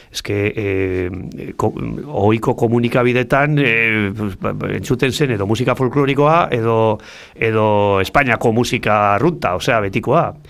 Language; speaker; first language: Basque; non-native, local second language; Spanish